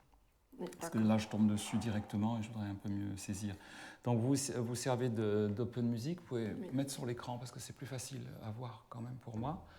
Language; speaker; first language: French; native; French